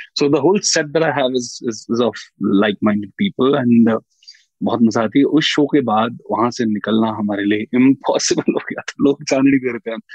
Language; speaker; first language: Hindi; native; Hindi